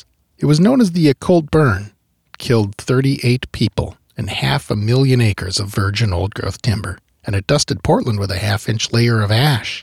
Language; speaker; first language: English; native; English